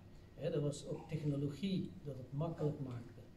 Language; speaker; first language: Dutch; non-native, fluent; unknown